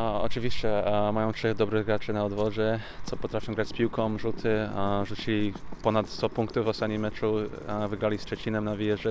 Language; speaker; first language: Polish; early bilingual, heritage; English